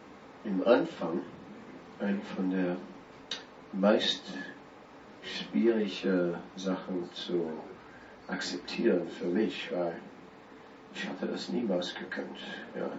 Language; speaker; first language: German; non-native, fluent; Dutch